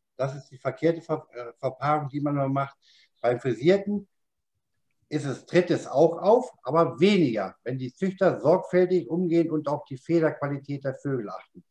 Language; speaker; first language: German; native; German